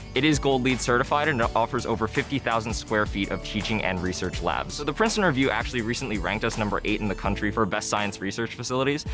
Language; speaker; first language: English; native; English